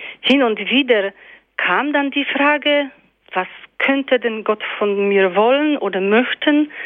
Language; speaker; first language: German; non-native, fluent; Polish